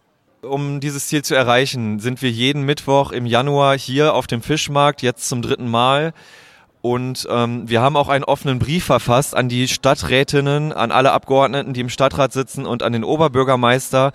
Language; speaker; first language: German; native; German